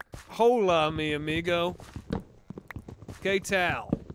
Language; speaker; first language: Spanish; non-native, learner; English